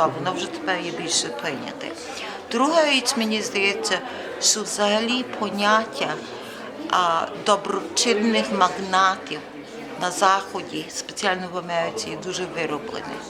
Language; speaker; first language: Ukrainian; early bilingual, heritage; Ukrainian